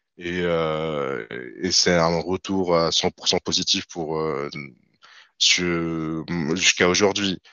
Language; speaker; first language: French; non-native, local second language; Arabic